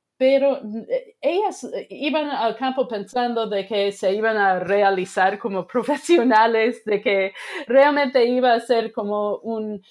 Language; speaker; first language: Spanish; non-native, fluent; English